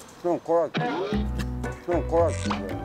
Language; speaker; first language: Korean; non-native, learner; Chinese